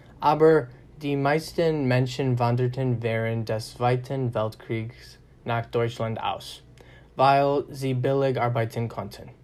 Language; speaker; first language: German; non-native, learner; English